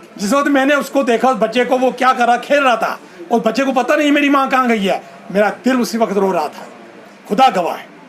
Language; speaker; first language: Hindi; non-native, local second language; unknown